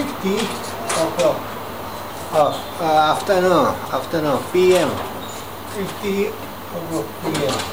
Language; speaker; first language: English; non-native, learner; Japanese